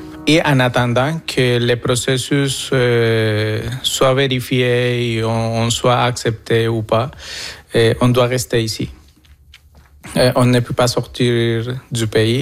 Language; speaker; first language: French; non-native, fluent; Spanish